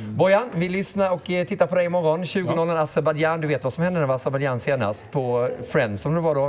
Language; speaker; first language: Swedish; native; Swedish